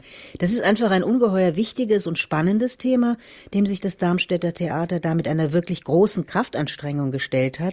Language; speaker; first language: German; native; German